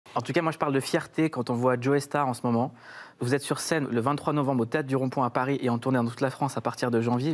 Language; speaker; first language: French; native; French